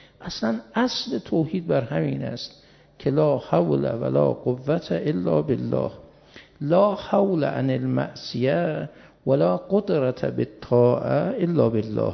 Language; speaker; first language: Persian; native; Persian